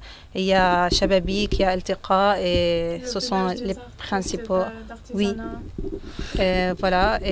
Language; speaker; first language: French; non-native, fluent; Arabic